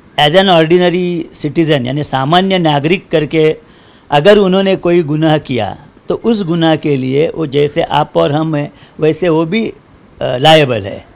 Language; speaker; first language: Hindi; non-native, local second language; Marathi